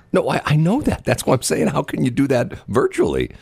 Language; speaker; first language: English; native; English